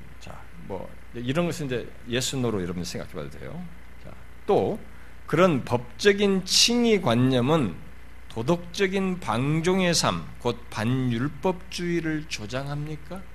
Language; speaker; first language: Korean; native; Korean